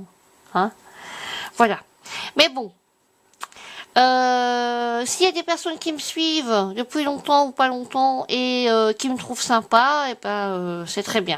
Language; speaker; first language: French; native; French